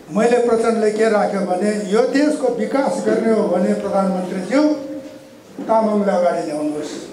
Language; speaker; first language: Nepali; non-native, local second language; Eastern Tamang